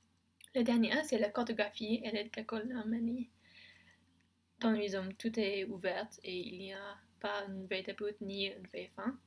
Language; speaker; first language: French; non-native, learner; English